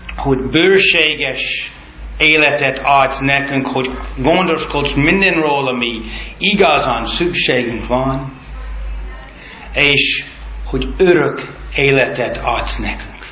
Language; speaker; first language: Hungarian; non-native, learner; English